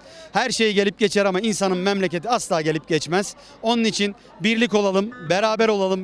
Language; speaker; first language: Turkish; native; Turkish